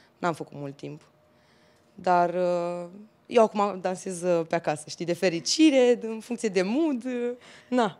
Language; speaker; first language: Romanian; native; Romanian